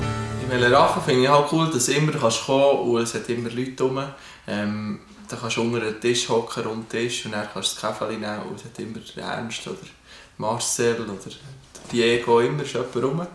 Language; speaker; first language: German; native; German